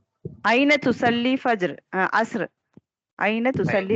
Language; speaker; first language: Arabic; non-native, learner; Tamil